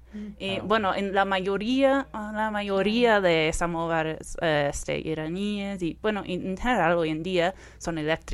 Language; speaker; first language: Spanish; non-native, fluent; English